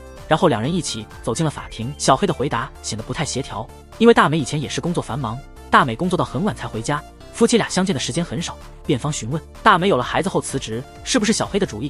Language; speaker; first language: Chinese; native; Chinese